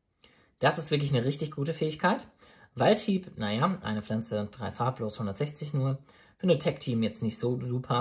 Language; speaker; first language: German; native; German